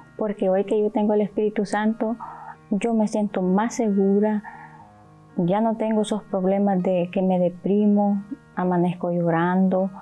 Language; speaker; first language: Spanish; native; Spanish